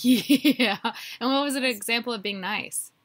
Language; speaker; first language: English; native; English